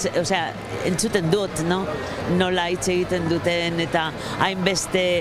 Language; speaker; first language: Basque; non-native, fluent; Spanish